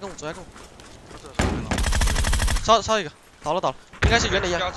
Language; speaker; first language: Chinese; native; Chinese